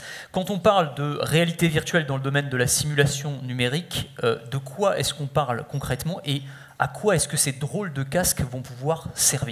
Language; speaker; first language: French; native; French